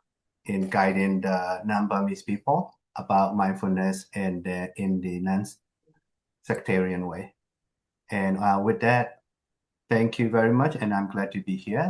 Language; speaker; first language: English; non-native, fluent; Burmese